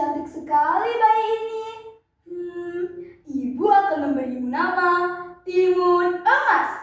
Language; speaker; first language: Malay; non-native, local second language; Balinese